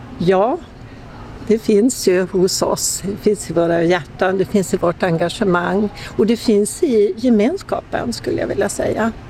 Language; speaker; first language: Swedish; native; Swedish